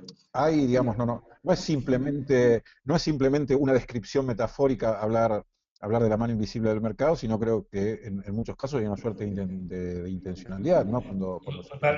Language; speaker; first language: Spanish; native; Spanish